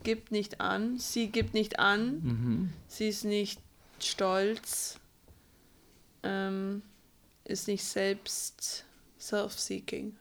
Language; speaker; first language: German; non-native, fluent; English